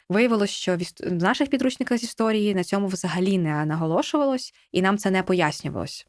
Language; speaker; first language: Ukrainian; native; Ukrainian